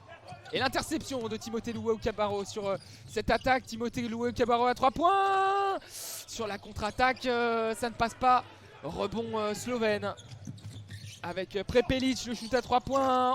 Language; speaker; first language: French; native; French